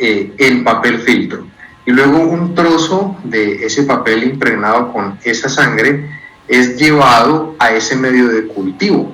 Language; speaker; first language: Spanish; native; Spanish